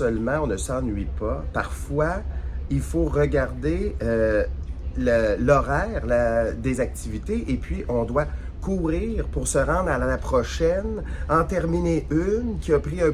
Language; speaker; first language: French; native; French